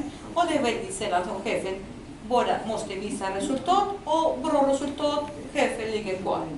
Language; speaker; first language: Swedish; non-native, learner; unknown